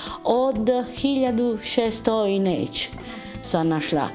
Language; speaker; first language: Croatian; early bilingual, heritage; Italian